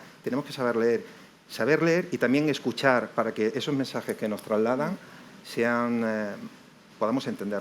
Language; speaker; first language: Spanish; native; Spanish